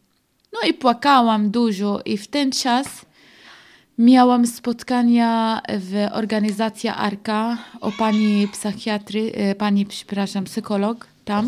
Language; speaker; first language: Polish; non-native, learner; Arabic